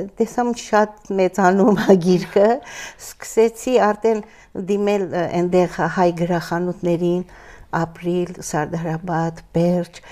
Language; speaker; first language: Armenian; early bilingual, heritage; Armenian